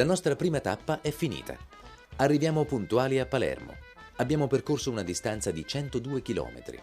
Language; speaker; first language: Italian; native; Italian